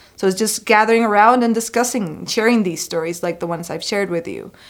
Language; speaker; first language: English; non-native, fluent; Spanish